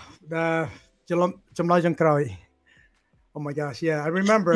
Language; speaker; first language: English; early bilingual, other home language; Khmer